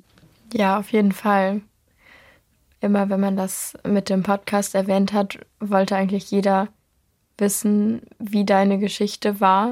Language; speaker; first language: German; native; German